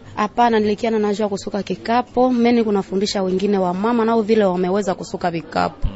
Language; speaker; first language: Swahili; non-native, local second language; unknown